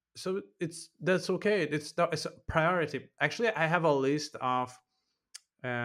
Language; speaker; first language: English; non-native, fluent; Portuguese